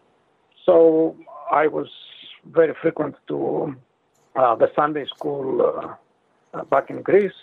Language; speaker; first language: English; non-native, fluent; Greek